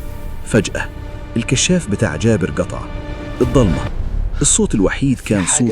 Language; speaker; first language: Arabic; native; Arabic